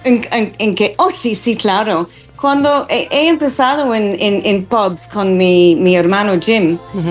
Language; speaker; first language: Spanish; non-native, fluent; English